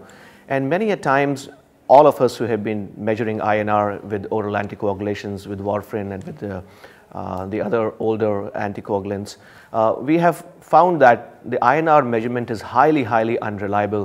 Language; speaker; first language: English; non-native, local second language; Hindi